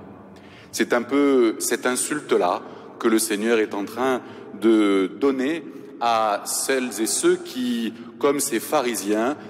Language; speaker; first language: French; native; French